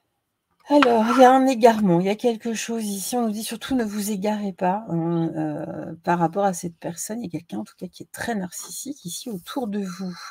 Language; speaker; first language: French; native; French